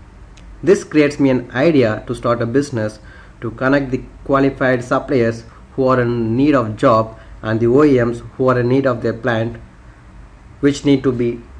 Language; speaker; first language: English; non-native, local second language; Tamil